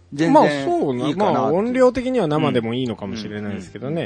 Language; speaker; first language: Japanese; native; Japanese